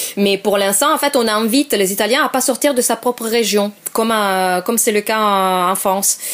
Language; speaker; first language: French; non-native, fluent; Italian